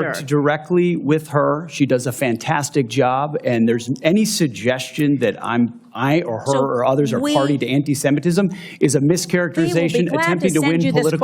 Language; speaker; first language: English; native; English